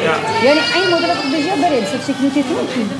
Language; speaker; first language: Dutch; non-native, learner; Kurdish